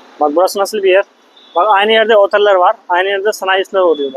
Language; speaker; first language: Turkish; non-native, fluent; Hindi